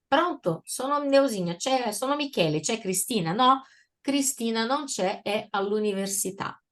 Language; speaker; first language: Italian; non-native, fluent; Portuguese